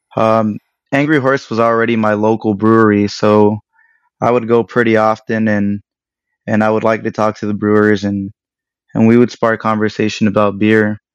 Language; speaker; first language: English; early bilingual, other home language; Spanish